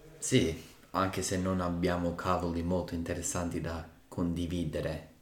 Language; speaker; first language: Italian; non-native, fluent; English